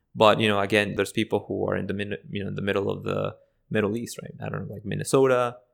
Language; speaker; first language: English; early bilingual, other home language; Spanish